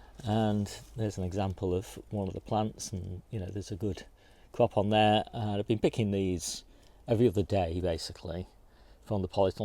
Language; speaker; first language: English; native; English